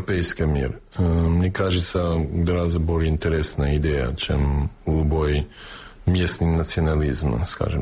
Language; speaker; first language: Russian; non-native, fluent; English